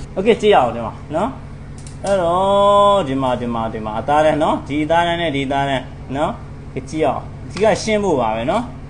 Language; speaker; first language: Burmese; native; Burmese